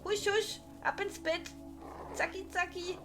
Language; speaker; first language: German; native; German